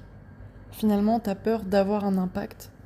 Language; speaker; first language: French; native; French